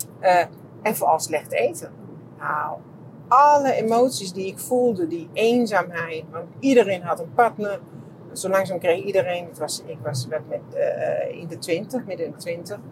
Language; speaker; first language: Dutch; non-native, fluent; Czech